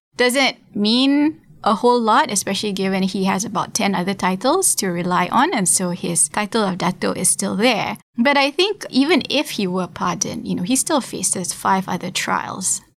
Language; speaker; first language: English; non-native, local second language; Malay